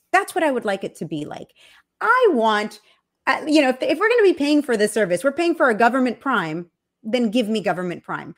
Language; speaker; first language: English; early bilingual, other home language; Spanish